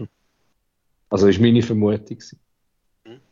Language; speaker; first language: German; native; German